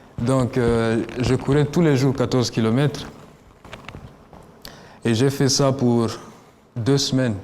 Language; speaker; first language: French; non-native, local second language; Kinyarwanda